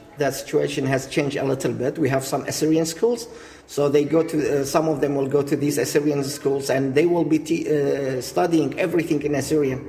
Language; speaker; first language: English; non-native, fluent; Assyrian Neo-Aramaic